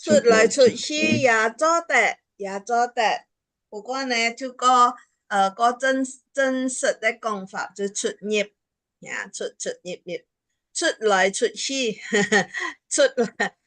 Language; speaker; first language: Chinese; non-native, local second language; Hakka Chinese